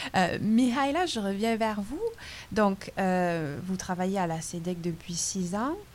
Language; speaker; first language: French; native; French